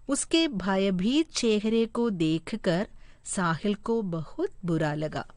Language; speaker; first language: Hindi; non-native, local second language; Malayalam